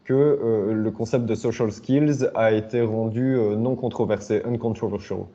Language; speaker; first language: French; native; French